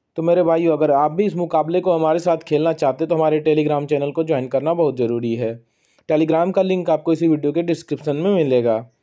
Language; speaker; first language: Hindi; native; Hindi